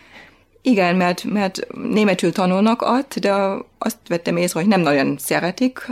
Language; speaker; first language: Hungarian; non-native, fluent; German